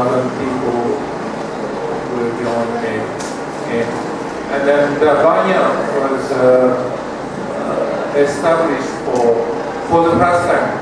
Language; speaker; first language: English; non-native, learner; Japanese